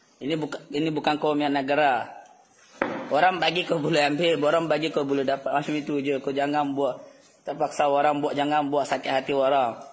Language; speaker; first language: Malay; non-native, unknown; Rohingya